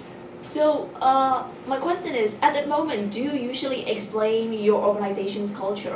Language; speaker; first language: English; non-native, fluent; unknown